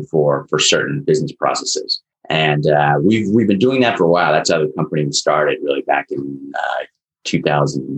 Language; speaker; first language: English; native; English